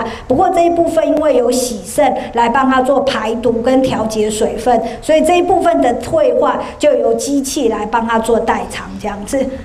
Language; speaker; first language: Chinese; native; Chinese